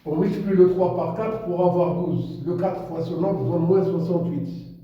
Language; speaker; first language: French; non-native, local second language; Arabic